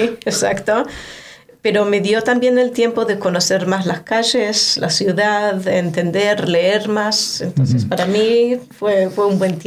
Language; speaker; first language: Spanish; non-native, fluent; Hebrew